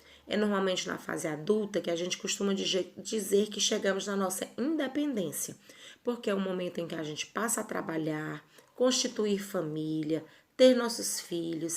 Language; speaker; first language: Portuguese; native; Portuguese